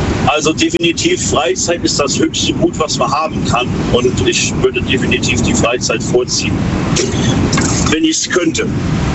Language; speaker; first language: German; native; German